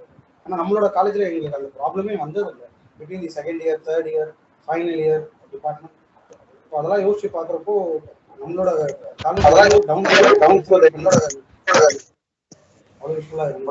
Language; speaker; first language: Tamil; native; Tamil